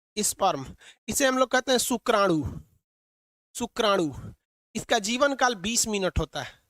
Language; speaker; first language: Hindi; native; Hindi